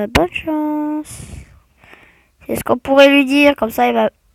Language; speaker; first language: French; native; French